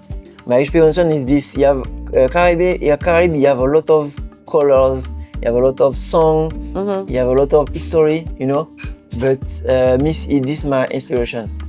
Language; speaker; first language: English; non-native, learner; French